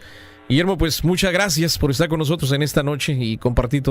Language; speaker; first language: Spanish; native; Spanish